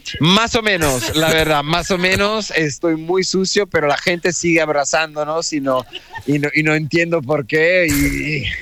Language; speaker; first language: Spanish; non-native, fluent; Italian